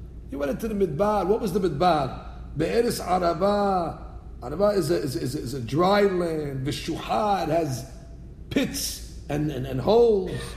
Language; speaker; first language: English; native; English